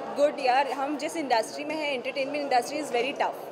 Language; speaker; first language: Hindi; native; Hindi